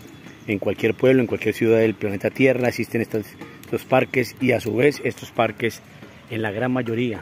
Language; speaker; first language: Spanish; native; Spanish